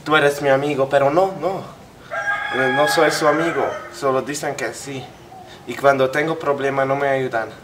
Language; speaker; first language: Spanish; non-native, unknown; Hungarian